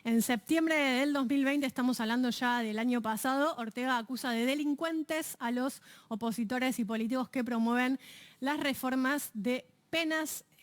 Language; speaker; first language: Spanish; native; Spanish